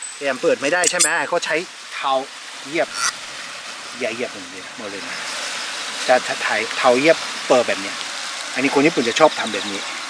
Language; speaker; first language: Thai; non-native, fluent; Japanese